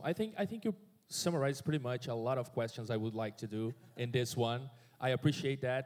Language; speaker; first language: English; non-native, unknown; Portuguese